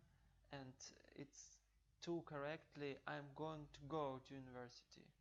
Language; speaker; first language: English; non-native, learner; Russian